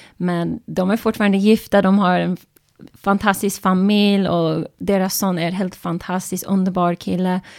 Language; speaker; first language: Swedish; non-native, fluent; English